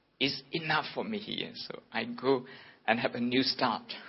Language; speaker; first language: English; non-native, fluent; Burmese